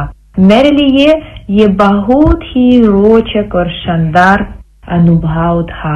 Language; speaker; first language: Hindi; non-native, fluent; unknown